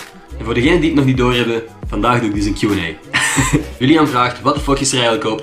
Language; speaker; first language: Dutch; native; Dutch